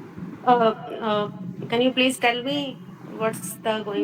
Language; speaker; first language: English; non-native, learner; Hindi